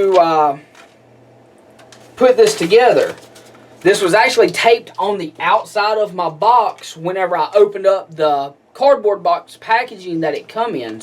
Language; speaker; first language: English; native; English